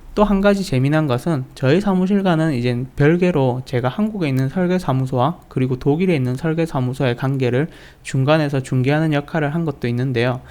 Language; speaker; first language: Korean; native; Korean